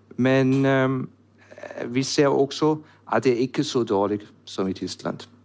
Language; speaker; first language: Norwegian; non-native, learner; German